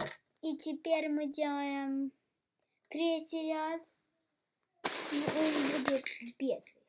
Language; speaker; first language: Russian; early bilingual, heritage; Russian